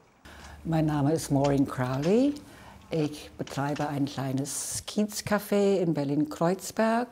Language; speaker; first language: German; non-native, fluent; English